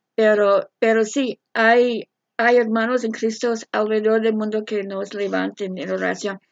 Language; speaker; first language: Spanish; non-native, fluent; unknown